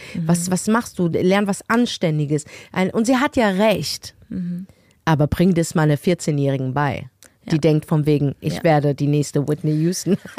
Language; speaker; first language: German; early bilingual, other home language; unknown